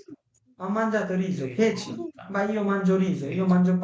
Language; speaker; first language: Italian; non-native, fluent; Bangla